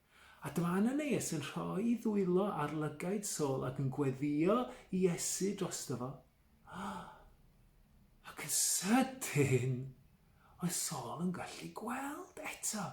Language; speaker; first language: Welsh; native; Welsh